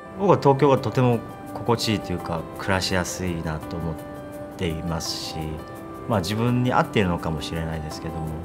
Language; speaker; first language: Japanese; non-native, fluent; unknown